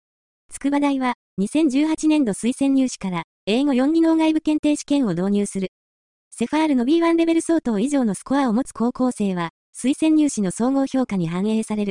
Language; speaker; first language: Japanese; native; Japanese